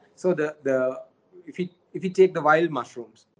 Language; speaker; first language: English; non-native, local second language; Sinhala